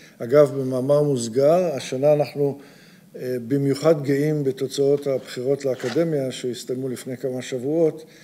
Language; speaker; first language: Hebrew; early bilingual, other home language; English